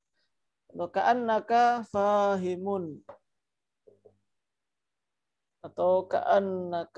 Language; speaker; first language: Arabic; non-native, fluent; Indonesian